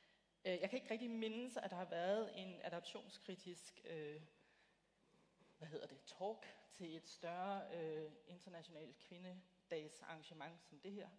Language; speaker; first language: Danish; native; Danish